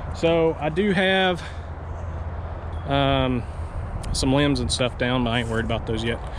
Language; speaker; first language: English; native; English